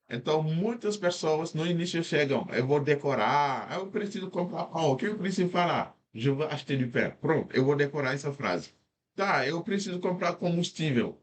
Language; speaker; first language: Portuguese; non-native, fluent; Wolof